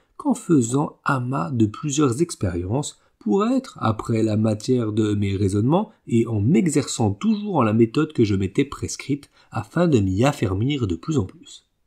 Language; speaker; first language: French; native; French